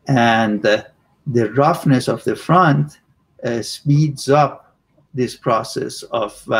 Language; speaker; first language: English; non-native, fluent; Persian